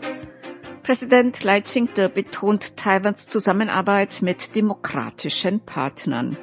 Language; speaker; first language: German; native; German